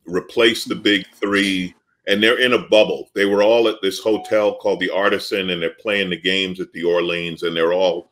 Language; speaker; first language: English; native; English